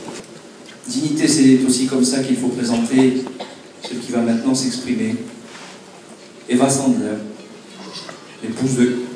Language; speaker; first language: French; native; French